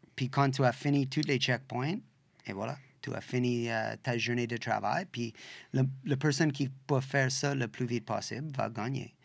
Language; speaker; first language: French; non-native, local second language; English